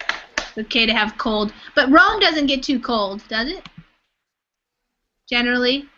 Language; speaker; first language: English; non-native, fluent; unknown